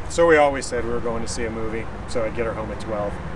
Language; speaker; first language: English; native; English